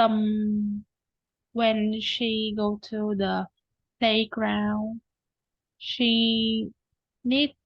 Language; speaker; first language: English; non-native, learner; Vietnamese